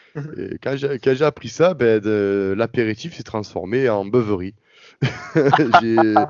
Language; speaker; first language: French; native; French